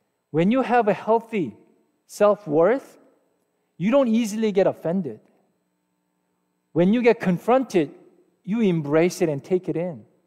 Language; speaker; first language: English; non-native, fluent; Korean